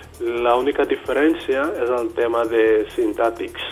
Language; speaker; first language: Catalan; non-native, fluent; Yoruba